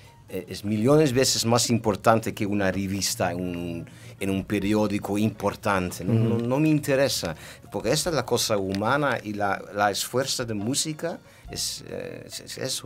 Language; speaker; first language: Spanish; non-native, learner; Dutch